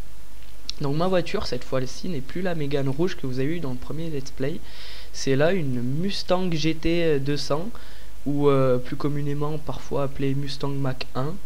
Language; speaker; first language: French; native; French